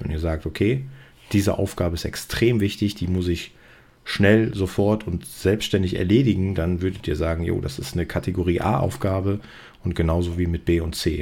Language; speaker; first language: German; native; German